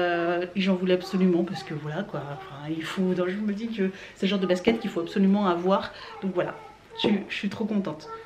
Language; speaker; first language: French; native; French